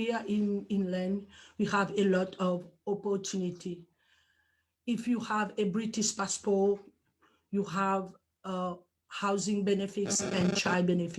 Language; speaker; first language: English; non-native, learner; Morisyen